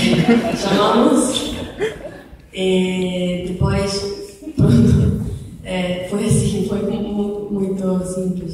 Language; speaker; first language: Portuguese; non-native, learner; Italian